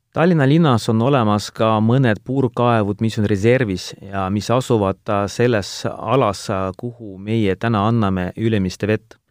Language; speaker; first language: Estonian; non-native, local second language; Russian